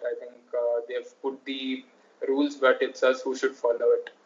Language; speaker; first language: English; non-native, local second language; Telugu